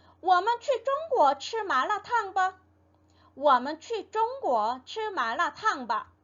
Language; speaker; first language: Chinese; non-native, fluent; Korean